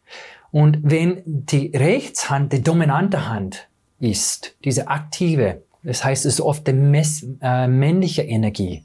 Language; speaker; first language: German; non-native, fluent; English